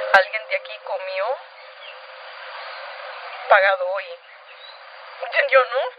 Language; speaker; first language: Spanish; native; Spanish